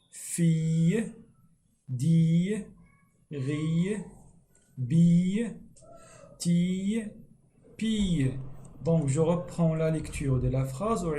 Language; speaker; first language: French; non-native, local second language; Arabic